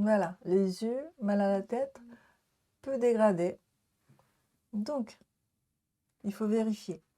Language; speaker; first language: French; non-native, learner; Japanese